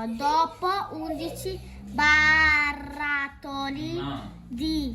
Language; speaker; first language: Italian; early bilingual, other home language; Urdu